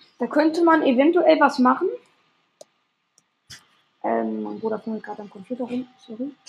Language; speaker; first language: German; native; German